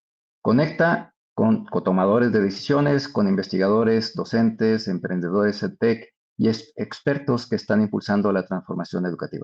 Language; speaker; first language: Spanish; native; Spanish